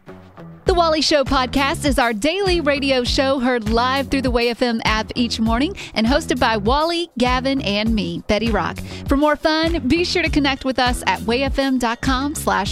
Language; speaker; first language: English; native; English